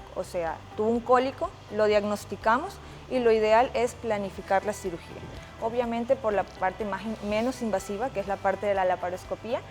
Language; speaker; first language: Spanish; native; Spanish